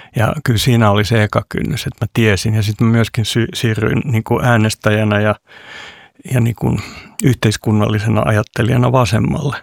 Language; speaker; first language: Finnish; non-native, local second language; Swedish